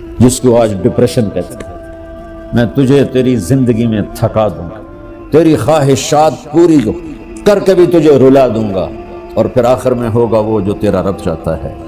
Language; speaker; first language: Urdu; non-native, local second language; Punjabi